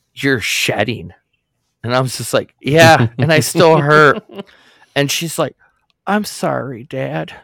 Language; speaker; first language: English; native; English